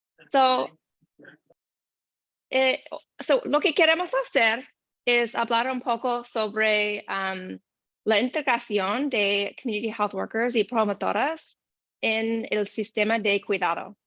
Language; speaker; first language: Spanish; non-native, learner; English